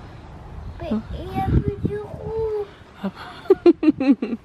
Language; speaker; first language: French; early bilingual, other home language; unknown